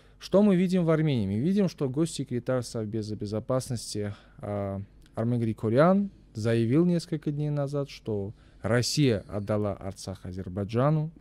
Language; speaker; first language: Russian; non-native, local second language; Armenian